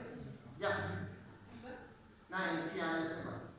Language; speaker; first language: German; non-native, learner; Spanish